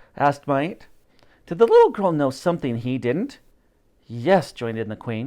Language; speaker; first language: English; native; English